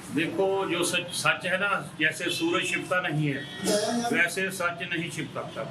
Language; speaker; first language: Hindi; non-native, local second language; Punjabi